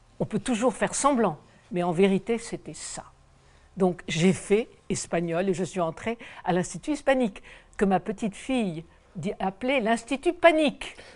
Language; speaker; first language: French; native; French